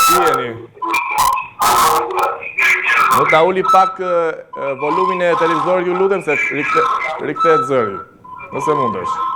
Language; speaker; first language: Albanian; native; Albanian